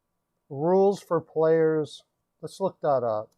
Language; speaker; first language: English; native; English